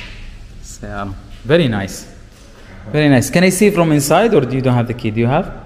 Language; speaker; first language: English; non-native, learner; Arabic